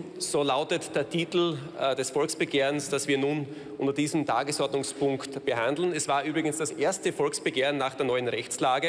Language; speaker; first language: German; native; German